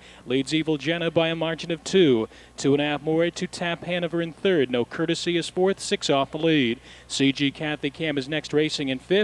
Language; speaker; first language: English; native; English